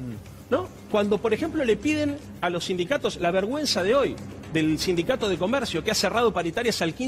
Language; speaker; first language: Spanish; native; Spanish